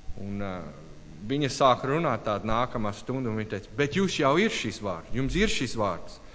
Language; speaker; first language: Latvian; non-native, learner; English